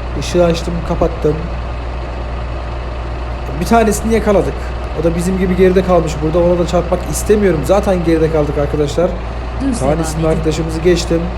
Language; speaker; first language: Turkish; native; Turkish